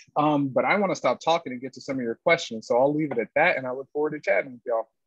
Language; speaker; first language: English; native; English